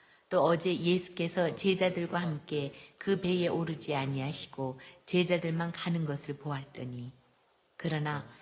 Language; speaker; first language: Korean; native; Korean